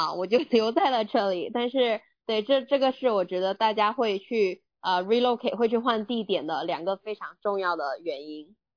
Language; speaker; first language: Chinese; native; Chinese